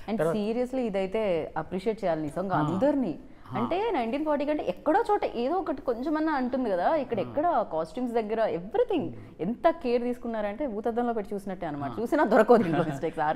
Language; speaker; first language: Telugu; native; Telugu